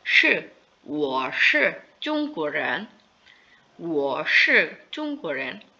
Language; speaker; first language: Chinese; non-native, fluent; Bangla